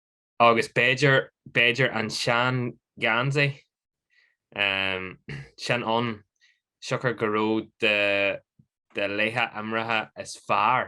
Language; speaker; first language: Irish; non-native, local second language; English